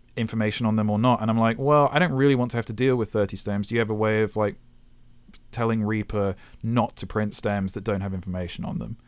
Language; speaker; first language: English; native; English